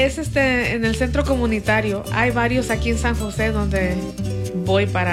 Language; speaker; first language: Spanish; early bilingual, heritage; Spanish